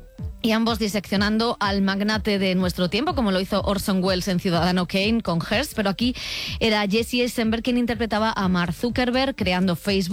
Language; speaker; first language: Spanish; native; Spanish